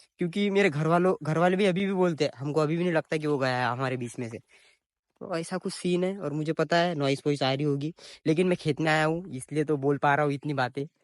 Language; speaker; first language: Hindi; non-native, local second language; Marathi